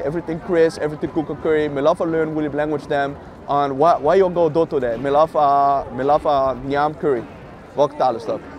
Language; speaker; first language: English; non-native, fluent; Dutch